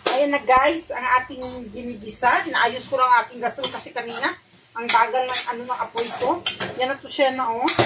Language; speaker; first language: Filipino; non-native, local second language; Hiligaynon